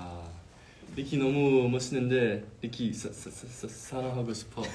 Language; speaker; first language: Korean; non-native, fluent; Chinese